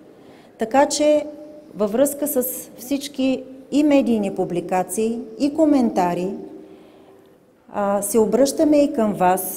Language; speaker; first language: Bulgarian; native; Bulgarian